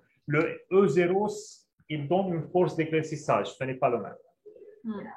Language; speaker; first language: French; non-native, local second language; Arabic